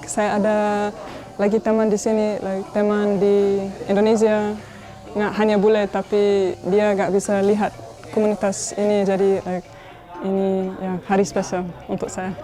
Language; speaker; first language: Indonesian; non-native, learner; English